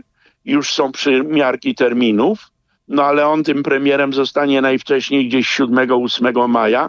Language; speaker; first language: Polish; native; Polish